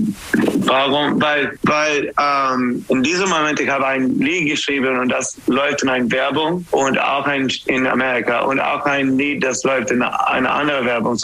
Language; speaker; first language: German; non-native, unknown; English